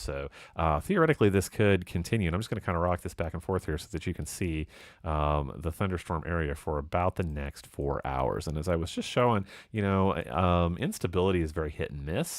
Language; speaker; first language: English; native; English